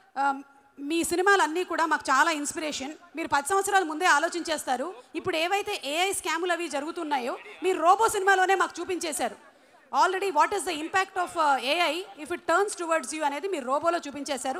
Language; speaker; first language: Telugu; native; Telugu